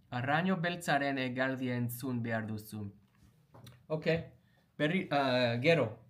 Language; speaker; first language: Basque; non-native, learner; English